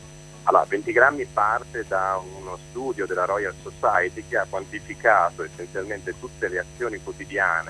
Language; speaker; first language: Italian; native; Italian